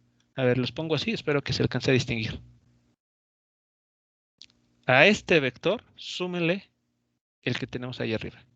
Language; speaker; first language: Spanish; native; Spanish